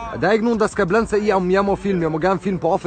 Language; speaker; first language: Danish; early bilingual, other home language; Arabic